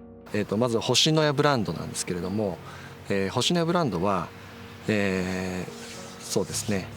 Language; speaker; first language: Japanese; native; Japanese